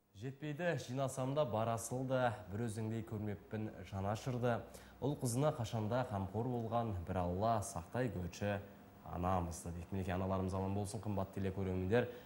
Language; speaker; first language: Kazakh; native; Kazakh